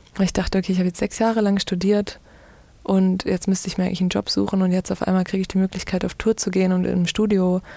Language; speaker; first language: German; native; German